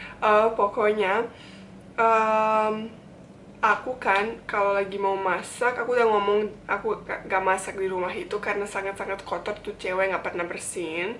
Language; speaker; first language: Indonesian; non-native, fluent; Bosnian